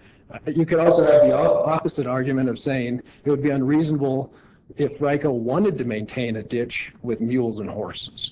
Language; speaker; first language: English; native; English